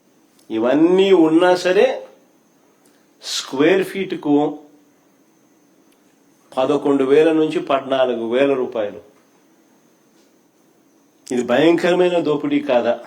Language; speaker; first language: Telugu; native; Telugu